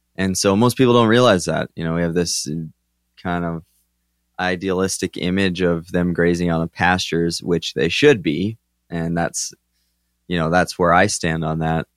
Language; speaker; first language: English; native; English